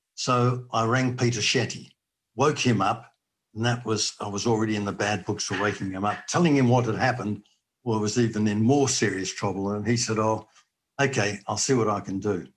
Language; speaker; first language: English; native; English